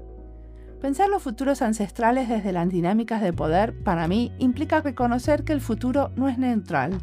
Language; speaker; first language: Spanish; native; Spanish